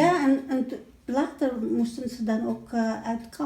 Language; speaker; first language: Dutch; early bilingual, other home language; Malay